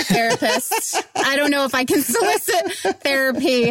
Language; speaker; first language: English; native; English